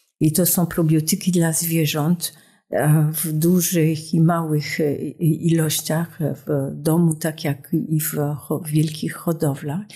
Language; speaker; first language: Polish; non-native, fluent; French